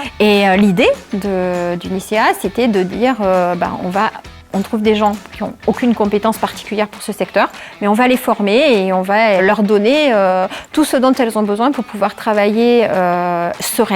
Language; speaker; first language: French; native; French